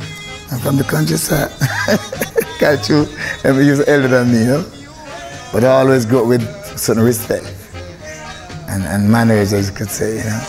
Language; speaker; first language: English; non-native, local second language; Jamaican Creole English